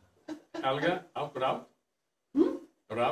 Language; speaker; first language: German; non-native, learner; English